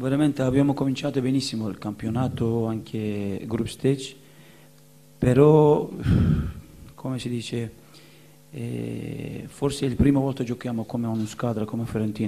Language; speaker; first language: Italian; non-native, fluent; Turkish